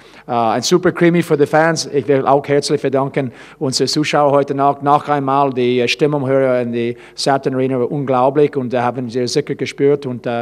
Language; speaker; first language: German; non-native, learner; English